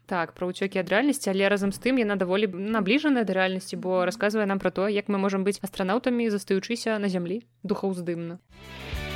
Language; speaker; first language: Belarusian; non-native, local second language; Russian